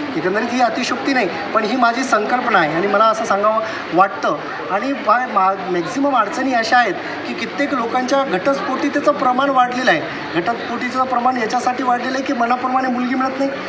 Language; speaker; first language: Marathi; non-native, local second language; Lambadi